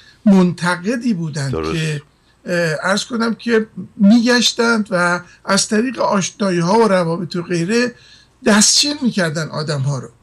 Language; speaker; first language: Persian; native; Persian